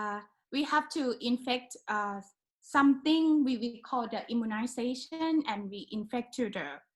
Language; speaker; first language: English; non-native, learner; Thai